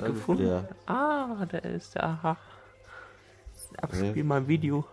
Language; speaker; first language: German; native; German